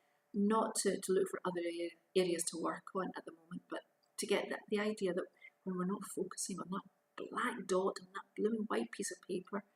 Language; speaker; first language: English; native; English